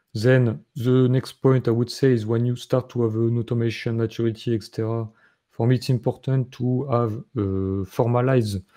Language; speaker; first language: English; non-native, fluent; French